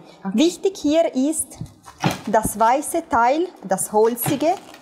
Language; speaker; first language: German; non-native, fluent; Italian